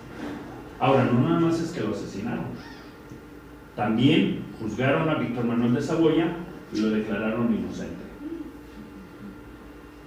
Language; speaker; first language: Spanish; native; Spanish